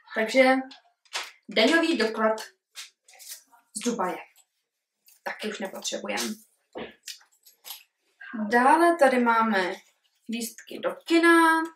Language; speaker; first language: Czech; early bilingual, heritage; Czech